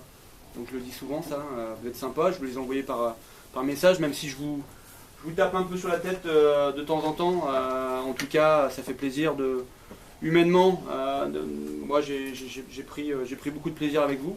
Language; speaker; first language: French; native; French